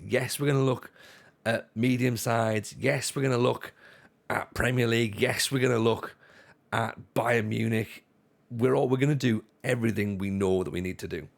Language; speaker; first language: English; native; English